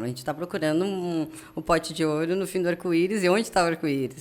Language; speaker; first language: Portuguese; native; Portuguese